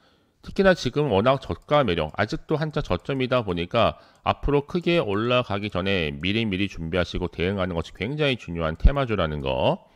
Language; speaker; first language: Korean; native; Korean